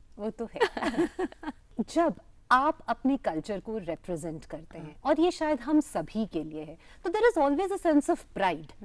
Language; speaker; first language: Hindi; native; Hindi